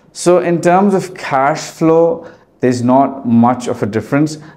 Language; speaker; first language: English; early bilingual, heritage; Arabic